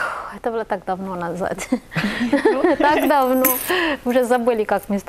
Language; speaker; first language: Russian; non-native, fluent; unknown